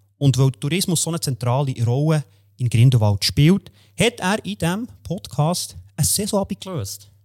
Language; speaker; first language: German; native; German